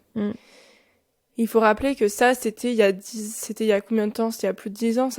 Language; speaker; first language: French; native; French